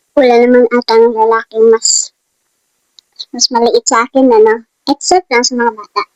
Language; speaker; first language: Filipino; non-native, local second language; Hiligaynon